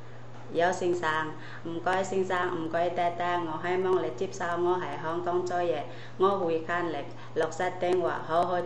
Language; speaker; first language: Cantonese; non-native, learner; Indonesian